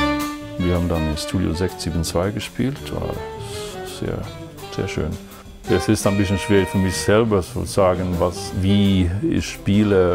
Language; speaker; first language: German; non-native, fluent; Swedish